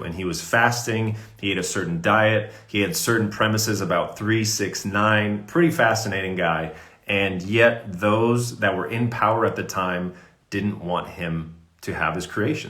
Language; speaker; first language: English; native; English